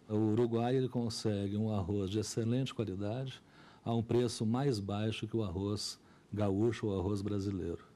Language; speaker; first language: Portuguese; native; Portuguese